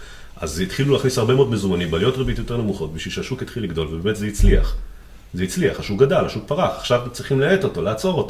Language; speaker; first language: Hebrew; native; Hebrew